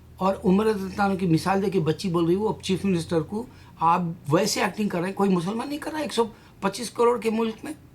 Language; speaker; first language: Urdu; native; Urdu